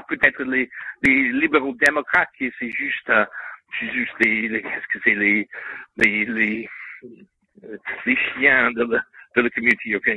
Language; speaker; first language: French; non-native, learner; English